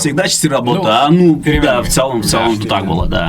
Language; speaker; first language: Russian; non-native, local second language; Uzbek